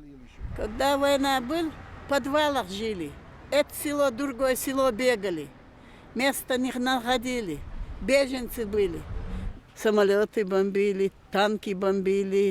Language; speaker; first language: Russian; non-native, local second language; Chechen